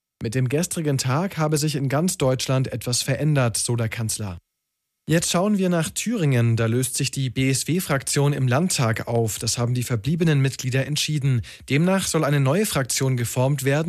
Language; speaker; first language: German; native; German